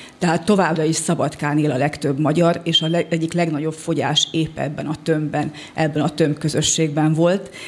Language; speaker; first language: Hungarian; native; Hungarian